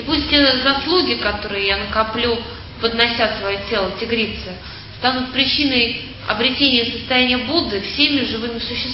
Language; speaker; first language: Russian; native; Russian